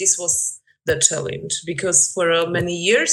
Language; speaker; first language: English; non-native, fluent; Slovak